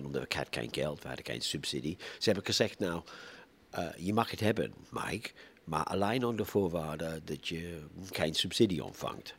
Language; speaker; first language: Dutch; non-native, fluent; English